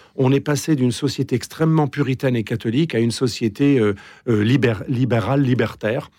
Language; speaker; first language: French; native; French